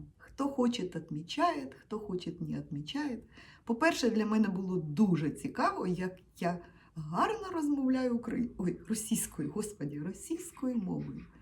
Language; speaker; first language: Ukrainian; non-native, local second language; Russian